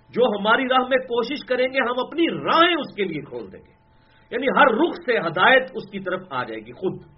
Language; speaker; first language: Urdu; non-native, local second language; Punjabi